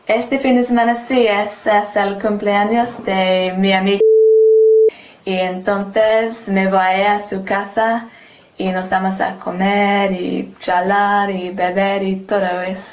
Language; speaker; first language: Spanish; non-native, learner; English